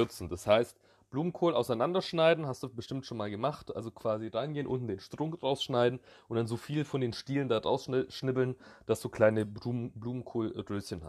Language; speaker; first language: German; native; German